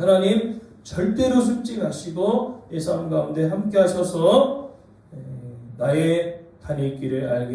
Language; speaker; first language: Korean; native; Korean